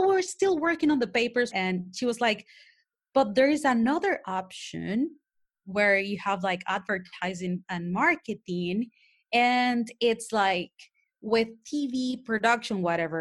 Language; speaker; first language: English; non-native, fluent; Spanish